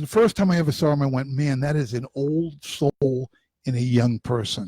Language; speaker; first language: English; native; English